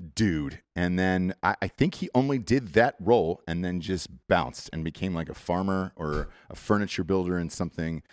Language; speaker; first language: English; native; English